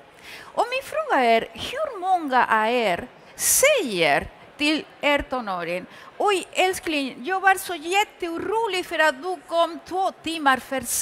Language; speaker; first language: Swedish; early bilingual, other home language; Spanish